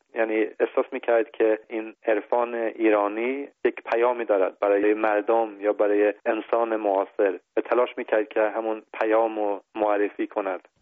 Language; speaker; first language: Persian; non-native, fluent; Swedish